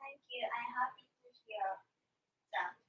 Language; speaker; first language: English; non-native, learner; Japanese